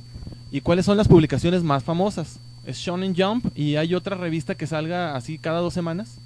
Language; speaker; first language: Spanish; native; Spanish